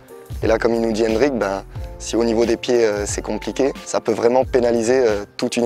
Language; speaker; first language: French; native; French